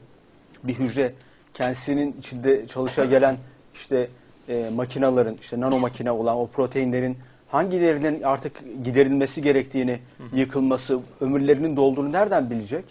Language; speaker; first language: Turkish; native; Turkish